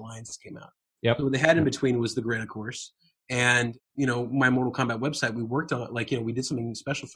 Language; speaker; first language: English; native; English